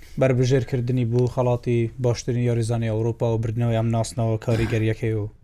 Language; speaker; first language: Central Kurdish; non-native, local second language; Kurdish